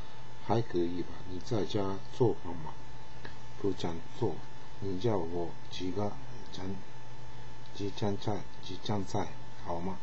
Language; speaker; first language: Chinese; non-native, learner; Japanese